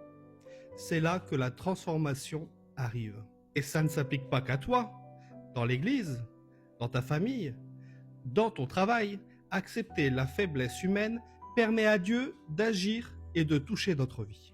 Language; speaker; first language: French; native; French